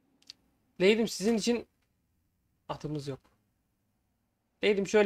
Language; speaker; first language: Turkish; native; Turkish